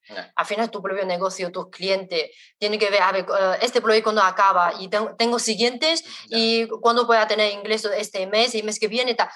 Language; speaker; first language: Spanish; non-native, fluent; Chinese